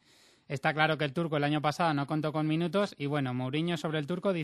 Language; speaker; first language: Spanish; native; Spanish